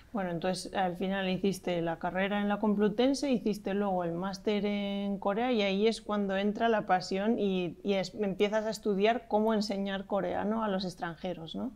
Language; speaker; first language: Spanish; native; Spanish